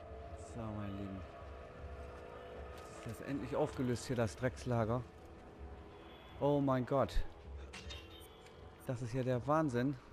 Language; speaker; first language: German; native; German